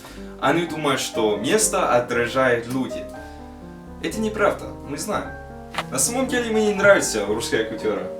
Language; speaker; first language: Russian; non-native, learner; English